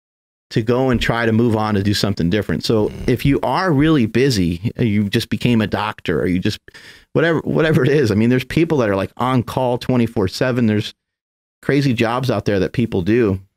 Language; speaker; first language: English; native; English